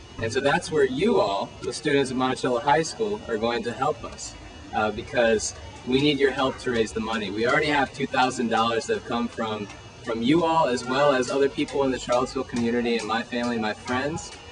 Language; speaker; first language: English; native; English